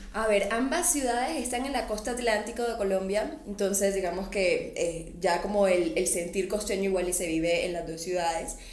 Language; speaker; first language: Spanish; native; Spanish